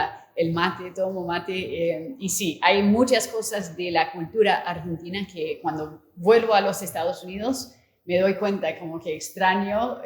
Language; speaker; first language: Spanish; non-native, fluent; English